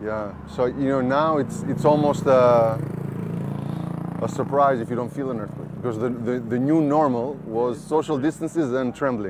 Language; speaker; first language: English; non-native, fluent; Albanian